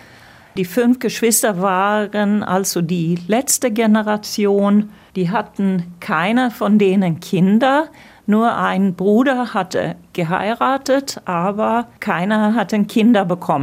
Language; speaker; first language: German; non-native, fluent; Swedish